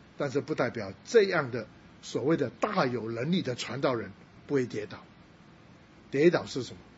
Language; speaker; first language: Chinese; non-native, local second language; Cantonese